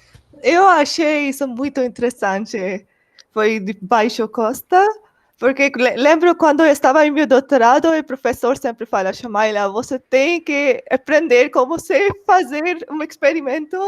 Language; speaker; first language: Portuguese; non-native, learner; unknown